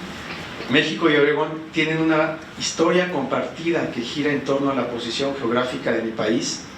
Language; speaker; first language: Spanish; native; Spanish